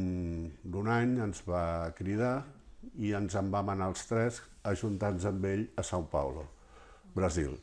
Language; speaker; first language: Catalan; early bilingual, heritage; Catalan